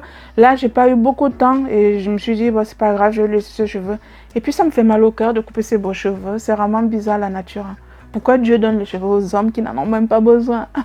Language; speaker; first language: French; native; French